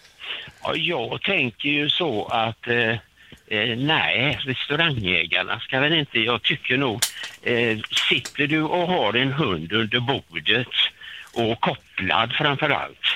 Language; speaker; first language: Swedish; native; Swedish